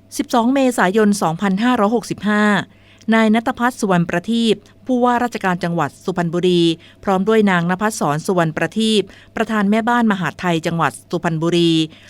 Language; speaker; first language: Thai; native; Thai